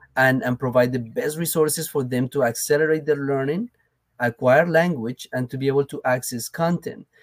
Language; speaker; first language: English; non-native, fluent; Spanish